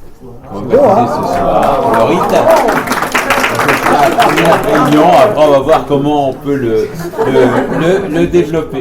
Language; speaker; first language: French; native; French